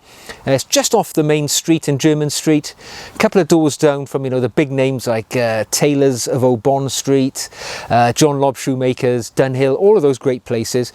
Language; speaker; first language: English; native; English